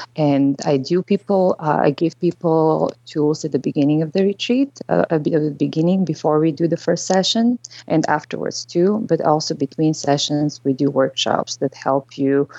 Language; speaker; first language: English; non-native, fluent; Bulgarian